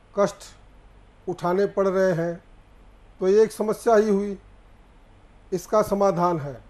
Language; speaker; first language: Hindi; native; Hindi